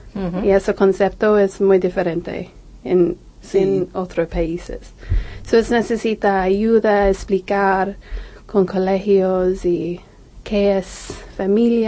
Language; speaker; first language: Spanish; non-native, learner; English